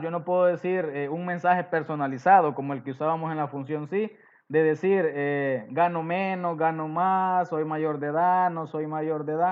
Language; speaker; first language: Spanish; native; Spanish